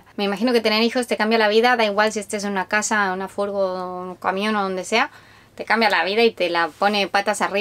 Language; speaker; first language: Spanish; native; Spanish